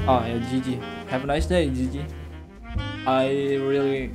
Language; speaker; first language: English; non-native, learner; Indonesian